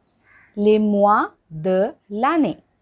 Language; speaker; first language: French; non-native, learner; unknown